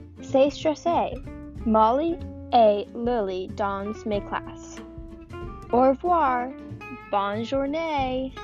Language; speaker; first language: French; non-native, learner; English